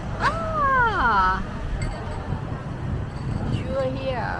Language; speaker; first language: English; non-native, learner; Vietnamese